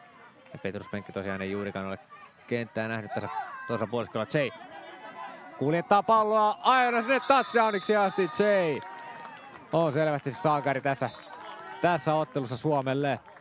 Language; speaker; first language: Finnish; native; Finnish